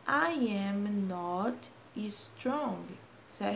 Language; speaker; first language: English; non-native, fluent; Portuguese